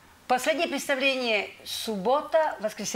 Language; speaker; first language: Russian; non-native, learner; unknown